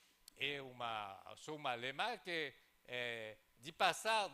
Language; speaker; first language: Portuguese; non-native, fluent; French